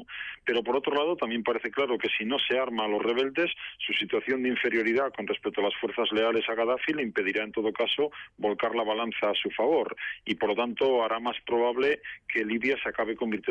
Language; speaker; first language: Spanish; native; Spanish